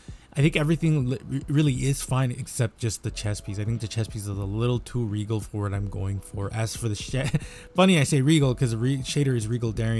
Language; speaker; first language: English; native; English